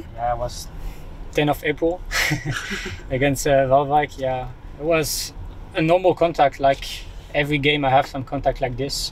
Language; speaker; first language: English; non-native, learner; French